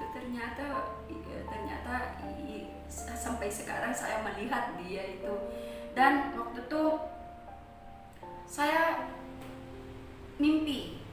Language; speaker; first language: Indonesian; non-native, fluent; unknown